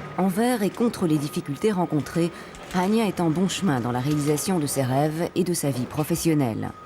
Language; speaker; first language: French; native; French